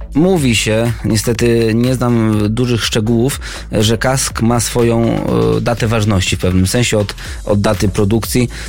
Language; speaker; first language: Polish; native; Polish